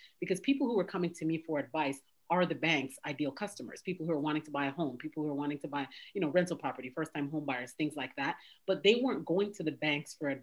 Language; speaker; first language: English; native; English